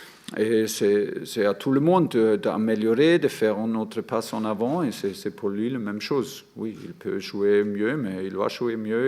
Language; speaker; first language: French; non-native, fluent; German